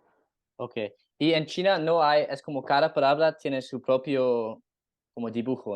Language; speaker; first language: Spanish; non-native, learner; English